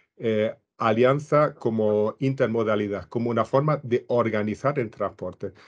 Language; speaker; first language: Spanish; non-native, fluent; German